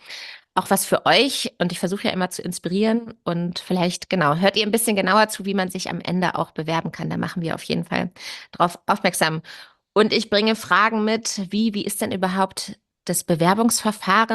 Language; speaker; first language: German; native; German